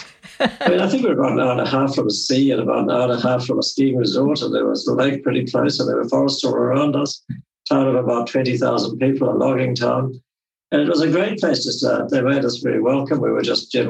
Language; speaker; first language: English; native; English